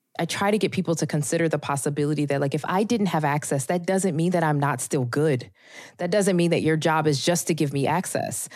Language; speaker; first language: English; native; English